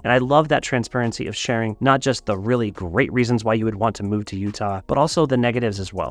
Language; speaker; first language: English; native; English